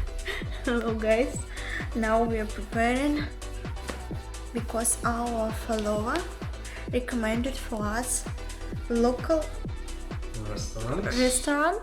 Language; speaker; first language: English; non-native, learner; Russian